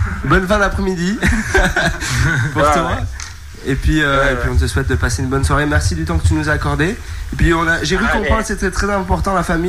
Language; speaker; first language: French; native; French